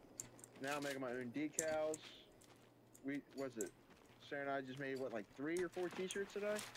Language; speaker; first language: English; native; English